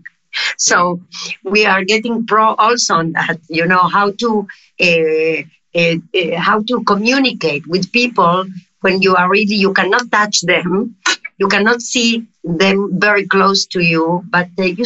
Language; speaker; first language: English; non-native, fluent; Spanish